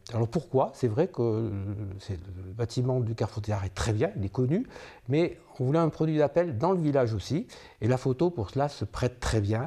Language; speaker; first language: French; native; French